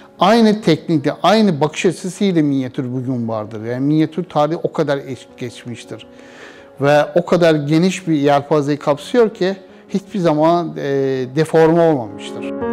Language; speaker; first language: Turkish; non-native, fluent; Persian